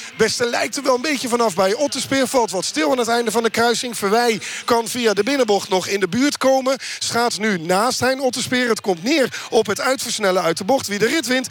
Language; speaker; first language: Dutch; native; Dutch